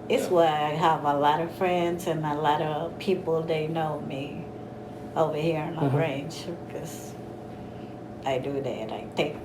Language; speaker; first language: English; non-native, learner; Spanish